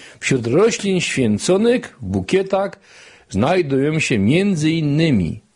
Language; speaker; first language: Polish; native; Polish